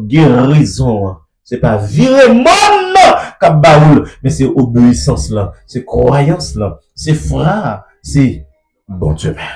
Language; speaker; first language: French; non-native, learner; Haitian Creole